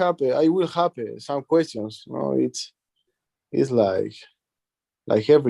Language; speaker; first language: English; non-native, learner; Spanish